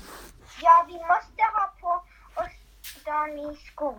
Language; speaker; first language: Swedish; early bilingual, heritage; Swedish